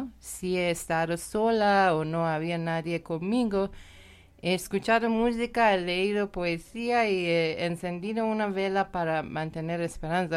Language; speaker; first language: Spanish; non-native, learner; Persian